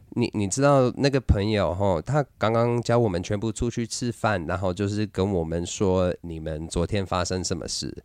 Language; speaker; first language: Chinese; non-native, fluent; English